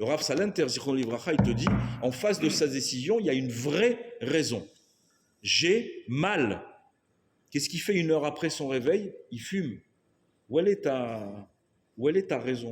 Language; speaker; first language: French; native; French